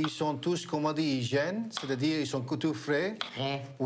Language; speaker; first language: French; non-native, fluent; Greek